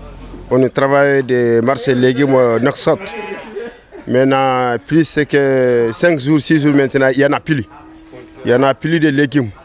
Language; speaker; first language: French; non-native, learner; Arabic